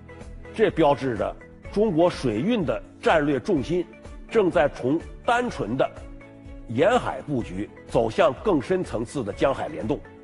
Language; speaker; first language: Chinese; native; Chinese